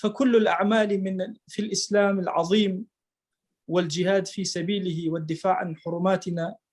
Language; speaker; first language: Arabic; non-native, local second language; Kurdish